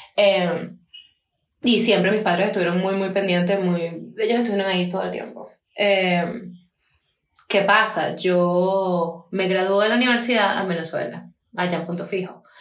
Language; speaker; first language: Spanish; native; Spanish